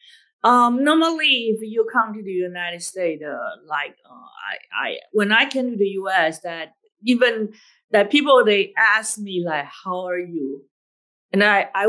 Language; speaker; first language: English; non-native, fluent; Chinese